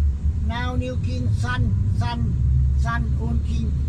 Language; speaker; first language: English; non-native, learner; Thai